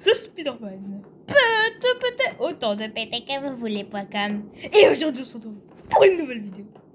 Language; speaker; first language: French; native; French